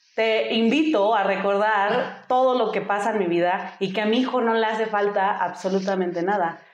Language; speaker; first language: Spanish; early bilingual, heritage; Spanish